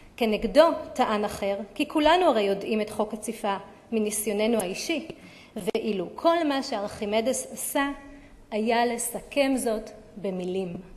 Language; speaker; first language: Hebrew; native; Hebrew